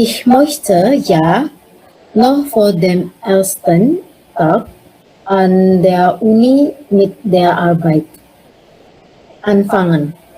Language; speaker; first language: German; non-native, learner; Indonesian